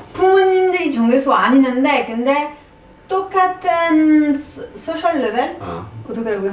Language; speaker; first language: Korean; non-native, fluent; French